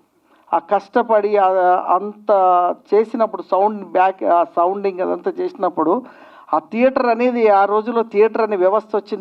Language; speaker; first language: Telugu; native; Telugu